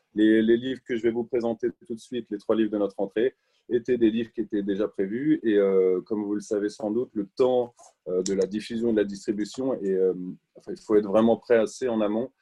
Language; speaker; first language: French; native; French